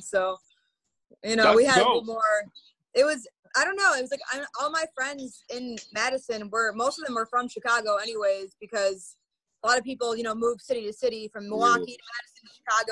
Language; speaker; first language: English; native; English